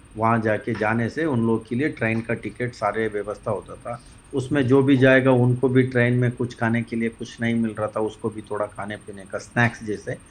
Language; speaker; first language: Hindi; non-native, local second language; Kannada